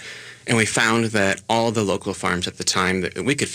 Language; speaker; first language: English; native; English